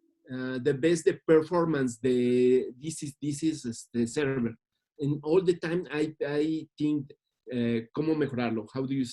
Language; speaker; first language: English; non-native, learner; Spanish